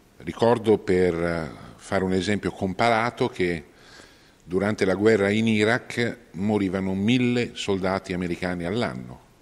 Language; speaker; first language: Italian; native; Italian